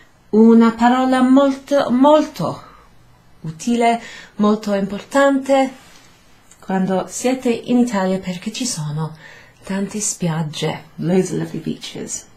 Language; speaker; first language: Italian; non-native, fluent; English